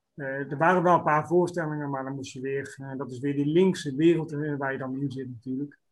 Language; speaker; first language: Dutch; native; Dutch